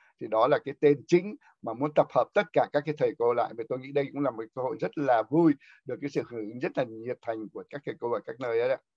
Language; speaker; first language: Vietnamese; native; Vietnamese